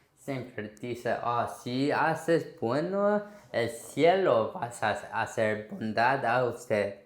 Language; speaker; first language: Spanish; non-native, fluent; Korean